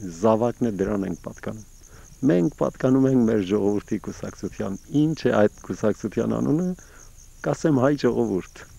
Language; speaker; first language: Armenian; early bilingual, heritage; Armenian